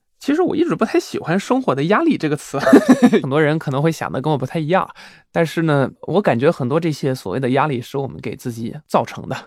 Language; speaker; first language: Chinese; non-native, fluent; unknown